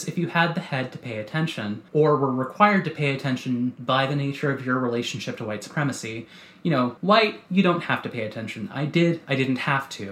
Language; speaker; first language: English; native; English